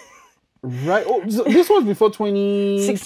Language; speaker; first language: English; native; English